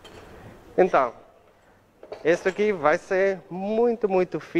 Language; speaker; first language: Portuguese; non-native, learner; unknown